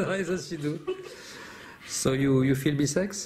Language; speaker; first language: English; non-native, fluent; French